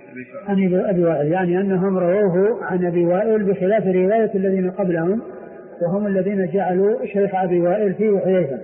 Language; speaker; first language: Arabic; native; Arabic